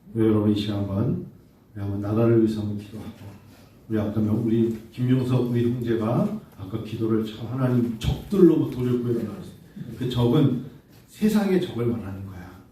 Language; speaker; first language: Korean; native; Korean